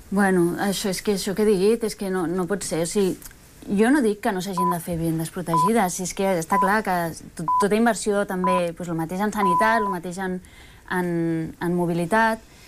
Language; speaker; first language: Catalan; early bilingual, other home language; Spanish